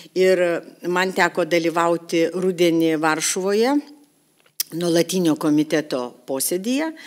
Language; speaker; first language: Lithuanian; native; Lithuanian